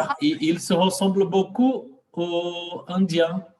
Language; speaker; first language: French; non-native, fluent; Portuguese